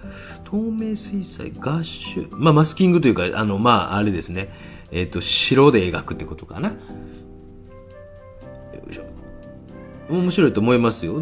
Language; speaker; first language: Japanese; native; Japanese